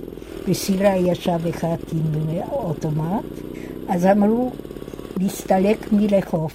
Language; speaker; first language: Hebrew; non-native, fluent; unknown